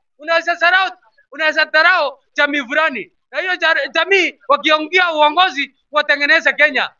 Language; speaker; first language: Swahili; non-native, local second language; Gusii